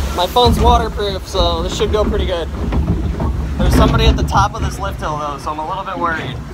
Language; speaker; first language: English; native; English